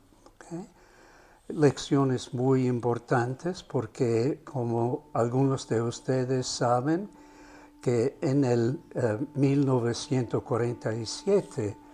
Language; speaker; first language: Spanish; non-native, fluent; German